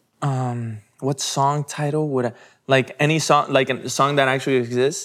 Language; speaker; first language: English; early bilingual, other home language; Spanish